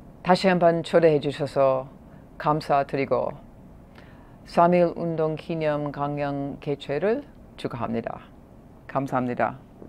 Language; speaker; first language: Korean; non-native, learner; English